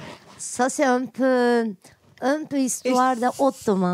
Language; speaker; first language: French; non-native, learner; Turkish